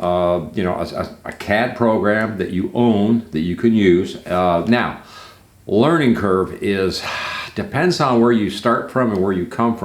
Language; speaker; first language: English; native; English